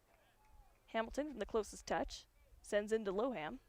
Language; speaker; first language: English; native; English